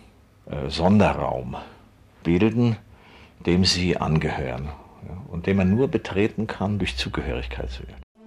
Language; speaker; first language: German; native; German